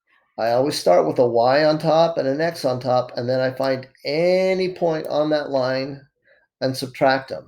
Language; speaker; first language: English; native; English